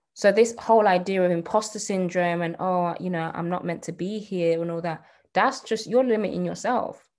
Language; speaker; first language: English; native; English